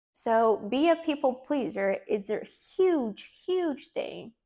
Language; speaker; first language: English; non-native, fluent; Portuguese